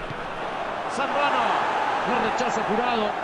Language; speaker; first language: Spanish; native; Spanish